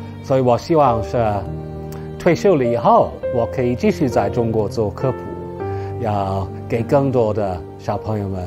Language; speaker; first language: Chinese; non-native, fluent; English